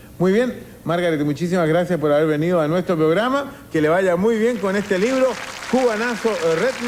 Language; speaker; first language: Spanish; native; Spanish